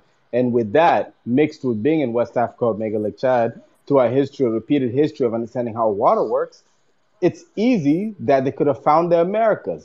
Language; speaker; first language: English; non-native, local second language; Luyia